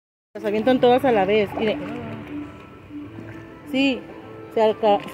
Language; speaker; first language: Spanish; native; Spanish